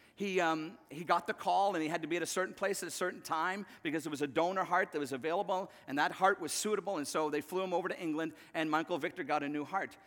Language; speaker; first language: English; native; English